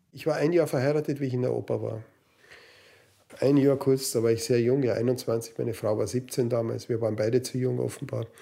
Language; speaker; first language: German; native; German